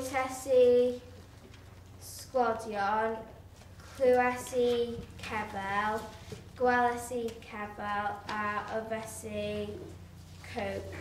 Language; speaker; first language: Welsh; non-native, learner; English